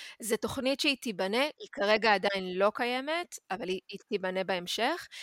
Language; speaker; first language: Hebrew; native; Hebrew